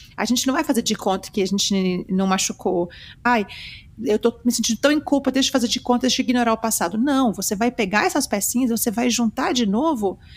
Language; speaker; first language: Portuguese; early bilingual, heritage; Portuguese